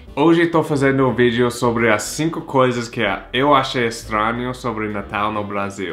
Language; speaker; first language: Portuguese; non-native, fluent; English